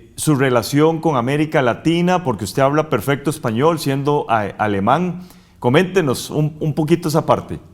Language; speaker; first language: Spanish; native; Spanish